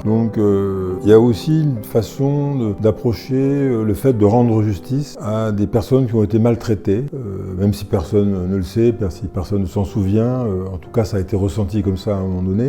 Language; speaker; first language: French; native; French